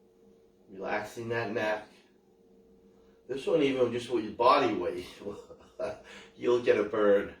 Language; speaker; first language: English; native; English